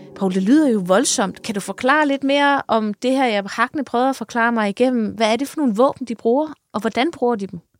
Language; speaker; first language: Danish; native; Danish